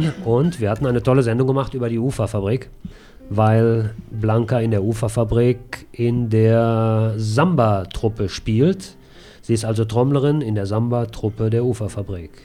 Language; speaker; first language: German; native; German